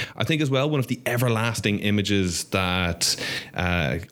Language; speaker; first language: English; native; English